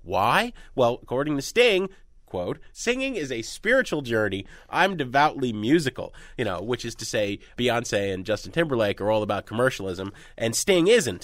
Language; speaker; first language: English; native; English